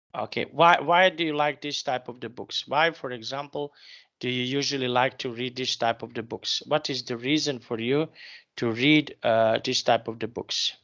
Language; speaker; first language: English; non-native, fluent; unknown